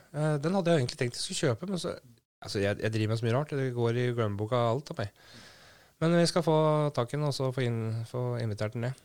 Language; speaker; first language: Norwegian; native; Norwegian